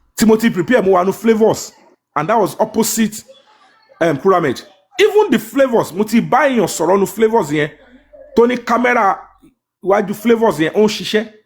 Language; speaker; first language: English; non-native, local second language; Yoruba